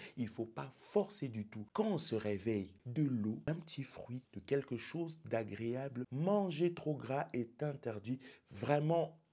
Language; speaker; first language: French; non-native, local second language; Lingala